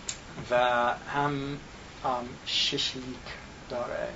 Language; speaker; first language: Persian; non-native, learner; English